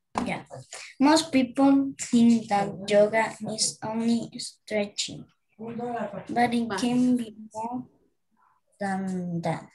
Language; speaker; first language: English; non-native, learner; Spanish